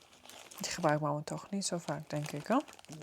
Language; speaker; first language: Dutch; early bilingual, heritage; Dutch